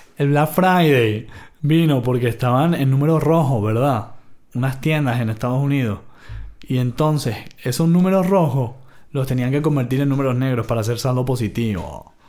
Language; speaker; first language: Spanish; native; Spanish